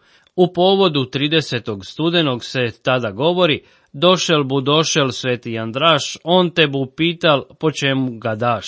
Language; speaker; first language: Croatian; native; Croatian